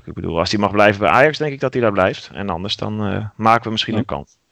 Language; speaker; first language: Dutch; native; Dutch